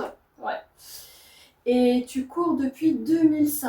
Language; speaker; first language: French; native; French